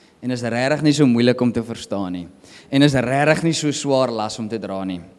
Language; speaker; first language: Afrikaans; native; Afrikaans